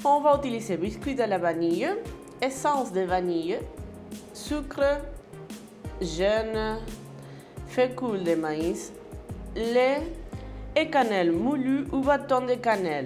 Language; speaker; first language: French; non-native, learner; Spanish